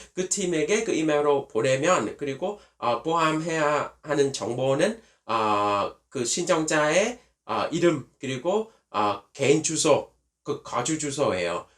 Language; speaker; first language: Korean; non-native, fluent; Vietnamese